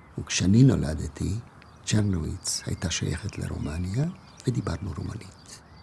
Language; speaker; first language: Hebrew; non-native, fluent; German